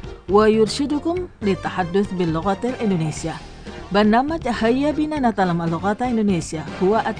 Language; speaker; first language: Arabic; non-native, fluent; Indonesian